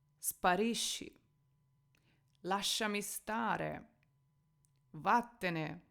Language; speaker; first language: Italian; non-native, fluent; Ukrainian